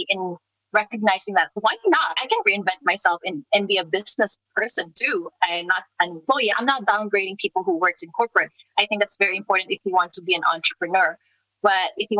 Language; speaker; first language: English; non-native, local second language; Filipino